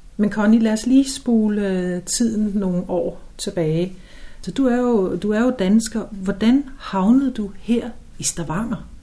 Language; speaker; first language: Danish; native; Danish